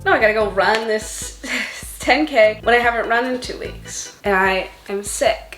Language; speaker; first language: English; native; English